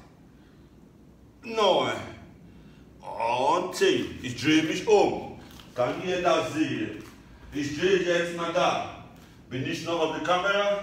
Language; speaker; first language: German; non-native, learner; English